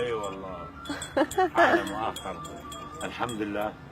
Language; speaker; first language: Arabic; native; Arabic